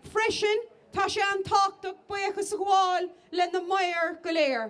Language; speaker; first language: Irish; native; Irish